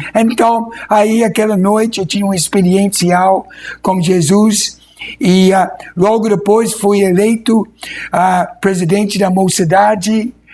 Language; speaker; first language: Portuguese; non-native, fluent; English